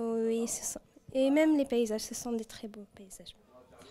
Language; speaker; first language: French; non-native, local second language; Arabic